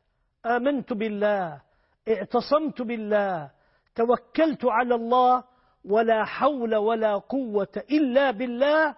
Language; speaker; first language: Arabic; native; Arabic